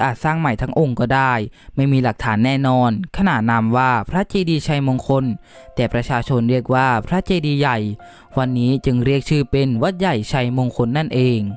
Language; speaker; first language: Thai; native; Thai